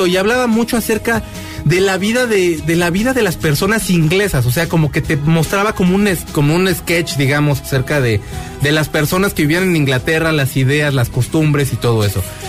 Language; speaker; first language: Spanish; native; Spanish